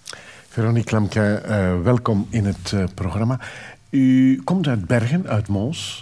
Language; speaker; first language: Dutch; native; Dutch